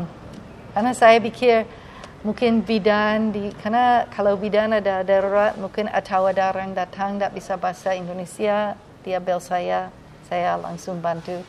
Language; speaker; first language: Indonesian; non-native, fluent; English